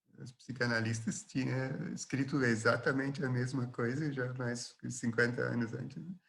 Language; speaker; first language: Portuguese; non-native, fluent; Dutch